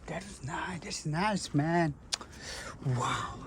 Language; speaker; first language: English; non-native, learner; Hindi